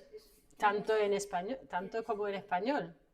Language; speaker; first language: Spanish; non-native, fluent; English